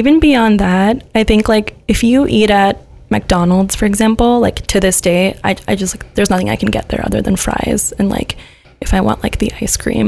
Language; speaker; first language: English; early bilingual, other home language; Gujarati